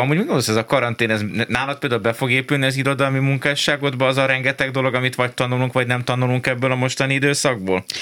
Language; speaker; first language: Hungarian; native; Hungarian